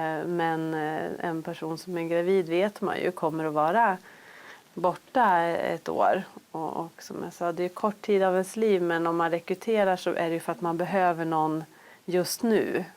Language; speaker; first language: Swedish; native; Swedish